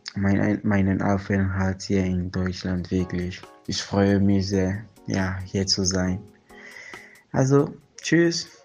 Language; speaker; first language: German; non-native, fluent; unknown